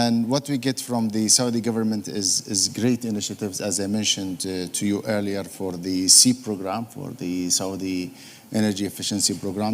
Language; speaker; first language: English; non-native, fluent; Arabic